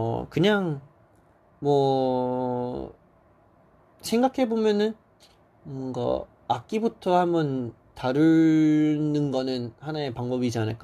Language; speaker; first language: Korean; non-native, fluent; English